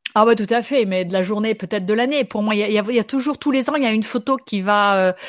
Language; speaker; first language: French; native; French